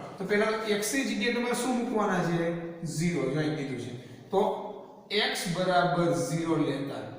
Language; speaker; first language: Gujarati; non-native, local second language; Rathawi